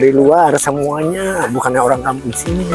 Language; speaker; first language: Indonesian; native; Indonesian